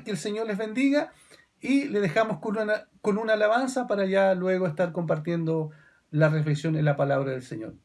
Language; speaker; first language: Spanish; native; Spanish